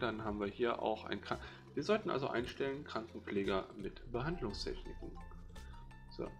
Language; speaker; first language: German; native; German